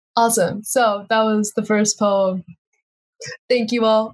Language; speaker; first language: English; native; English